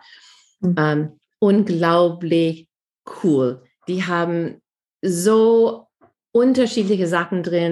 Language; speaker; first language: German; non-native, fluent; English